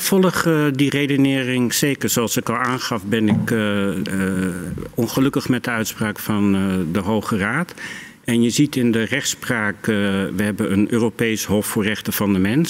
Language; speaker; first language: Dutch; native; Dutch